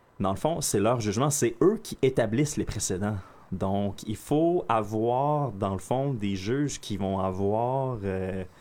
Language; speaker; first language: French; native; French